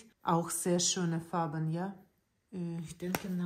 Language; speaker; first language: German; non-native, learner; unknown